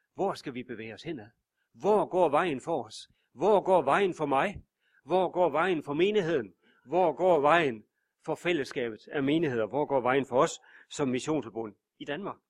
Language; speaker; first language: Danish; native; Danish